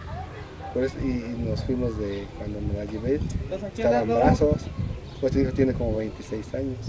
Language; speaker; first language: Spanish; native; Spanish